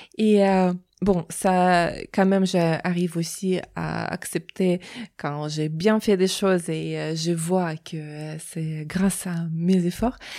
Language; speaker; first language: French; non-native, fluent; Russian